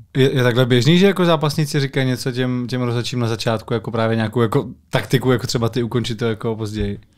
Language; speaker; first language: Czech; native; Czech